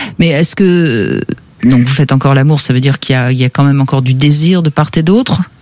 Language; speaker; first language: French; native; French